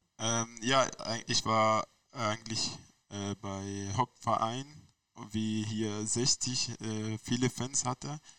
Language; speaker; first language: German; non-native, learner; Arabic